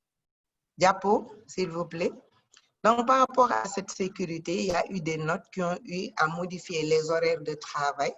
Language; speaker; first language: French; non-native, local second language; Wolof